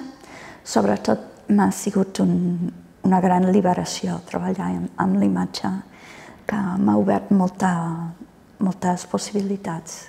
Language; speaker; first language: Catalan; non-native, fluent; English